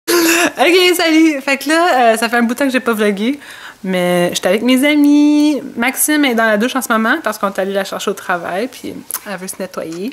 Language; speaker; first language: French; native; French